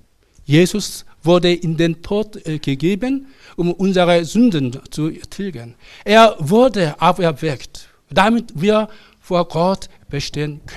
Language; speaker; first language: German; non-native, learner; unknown